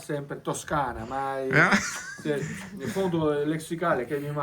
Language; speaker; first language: Italian; non-native, learner; Georgian